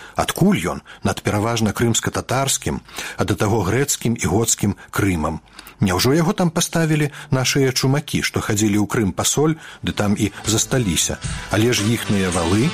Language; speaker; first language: Belarusian; native; Belarusian